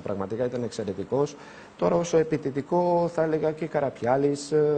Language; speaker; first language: Greek; non-native, fluent; Serbian